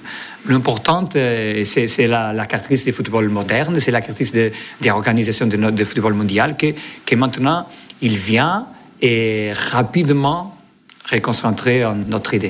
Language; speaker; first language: French; non-native, fluent; Portuguese